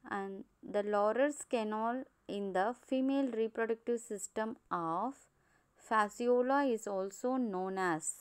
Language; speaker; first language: English; non-native, local second language; Tamil